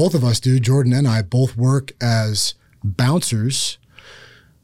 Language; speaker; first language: English; native; English